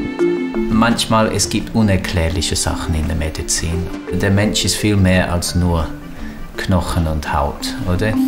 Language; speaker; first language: German; non-native, fluent; English